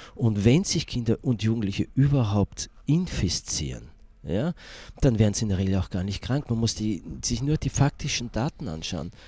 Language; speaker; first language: German; native; German